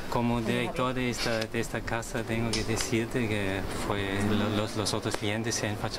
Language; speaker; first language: Spanish; non-native, learner; German